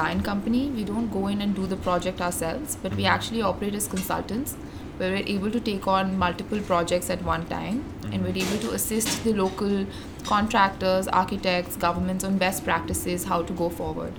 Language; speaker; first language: English; non-native, local second language; Hindi